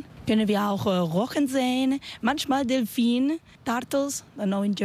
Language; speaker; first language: German; non-native, learner; Spanish